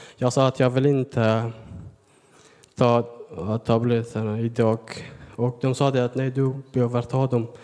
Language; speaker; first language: Swedish; non-native, learner; Persian